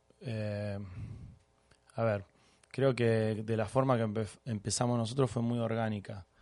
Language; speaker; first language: Spanish; native; Spanish